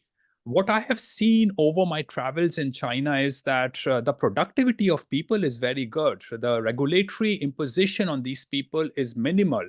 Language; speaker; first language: English; non-native, fluent; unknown